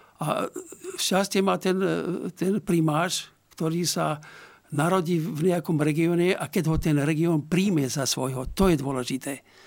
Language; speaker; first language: Slovak; native; Slovak